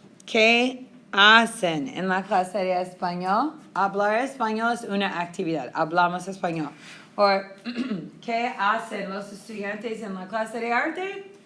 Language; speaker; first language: Spanish; non-native, fluent; English